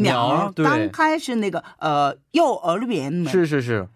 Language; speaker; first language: Chinese; non-native, learner; Korean